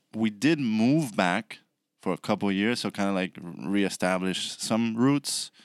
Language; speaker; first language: English; early bilingual, other home language; Spanish